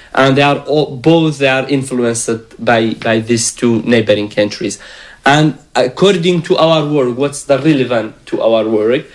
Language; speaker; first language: English; non-native, fluent; Kurdish